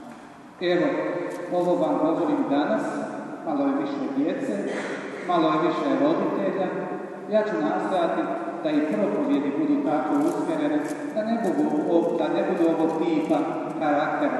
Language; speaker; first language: Serbian; native; Serbian